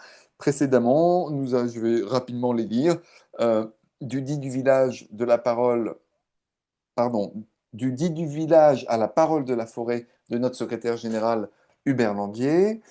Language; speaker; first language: French; native; French